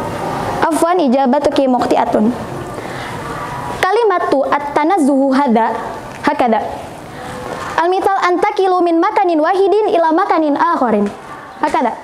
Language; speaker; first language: Arabic; non-native, fluent; Indonesian